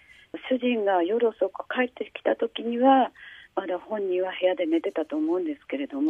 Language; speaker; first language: Japanese; native; Japanese